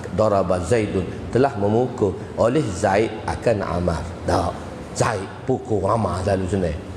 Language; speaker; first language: Malay; native; Malay